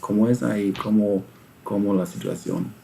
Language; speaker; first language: Spanish; non-native, fluent; German